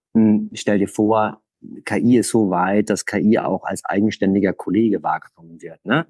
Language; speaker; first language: German; native; German